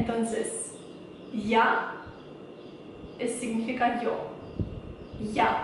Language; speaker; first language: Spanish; non-native, fluent; Ukrainian